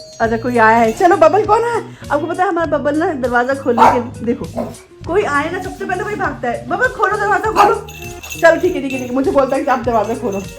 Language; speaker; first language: Hindi; native; Hindi